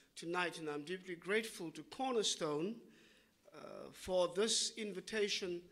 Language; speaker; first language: English; non-native, local second language; Afrikaans